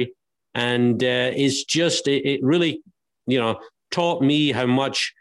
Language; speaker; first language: English; native; English